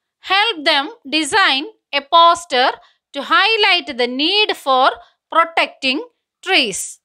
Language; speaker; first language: English; non-native, local second language; Malayalam